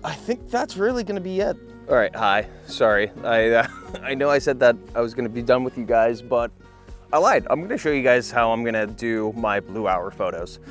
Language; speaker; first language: English; native; English